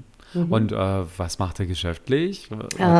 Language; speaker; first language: German; native; German